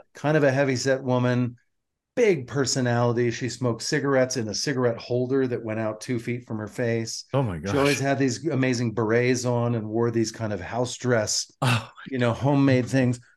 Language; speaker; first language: English; native; English